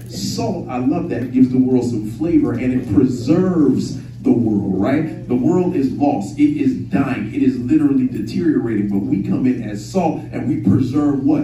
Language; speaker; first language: English; native; English